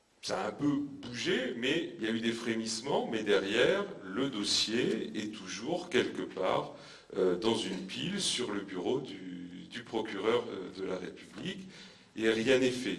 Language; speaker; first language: French; native; French